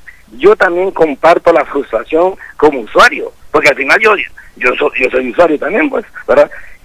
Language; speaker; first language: Spanish; native; Spanish